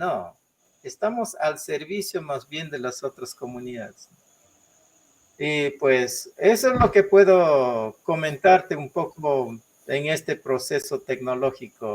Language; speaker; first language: Spanish; non-native, local second language; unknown